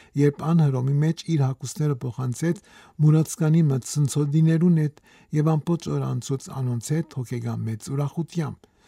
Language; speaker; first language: Armenian; early bilingual, heritage; Armenian